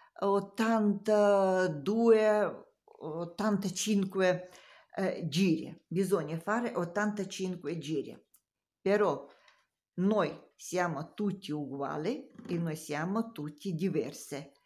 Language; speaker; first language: Italian; non-native, learner; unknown